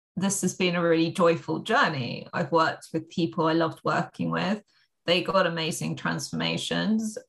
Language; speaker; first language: English; native; English